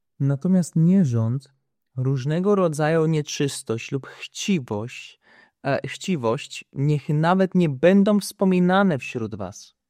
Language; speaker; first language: Polish; native; Polish